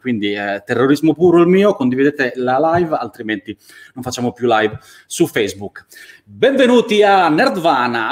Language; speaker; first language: Italian; native; Italian